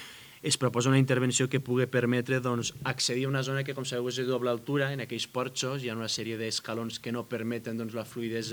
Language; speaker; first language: Catalan; native; Catalan